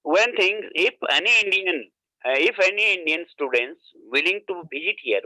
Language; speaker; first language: English; non-native, learner; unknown